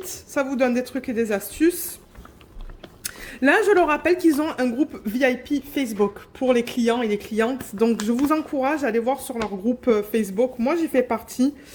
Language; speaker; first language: French; native; French